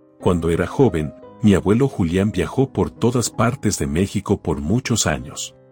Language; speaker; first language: Spanish; native; Spanish